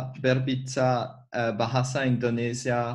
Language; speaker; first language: Indonesian; non-native, learner; French